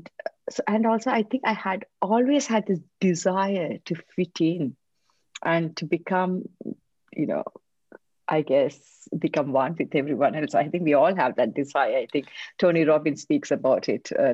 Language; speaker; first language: English; non-native, local second language; Tamil